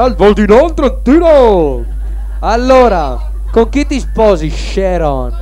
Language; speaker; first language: Italian; native; Italian